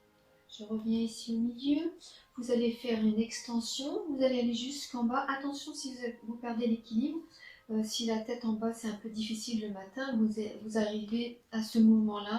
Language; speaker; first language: French; native; French